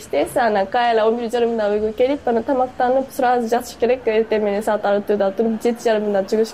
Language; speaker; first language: Kyrgyz; non-native, fluent; Japanese